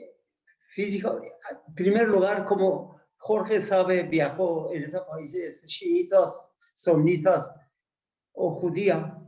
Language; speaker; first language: Spanish; non-native, learner; Persian